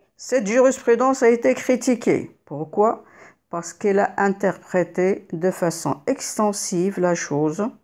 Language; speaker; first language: French; non-native, local second language; Arabic